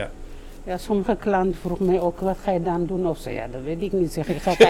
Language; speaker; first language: Dutch; non-native, learner; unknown